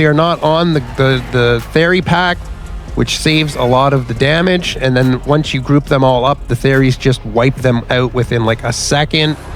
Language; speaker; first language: English; native; English